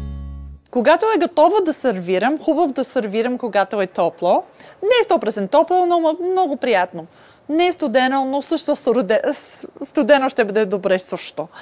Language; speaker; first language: Bulgarian; non-native, learner; English